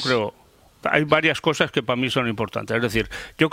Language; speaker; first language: Spanish; native; Spanish